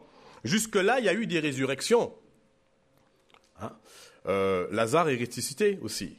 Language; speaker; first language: French; native; French